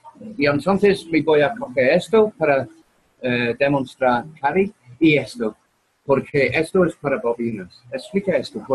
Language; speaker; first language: Spanish; non-native, learner; English